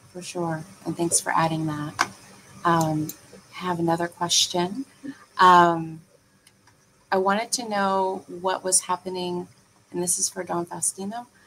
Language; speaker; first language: English; native; English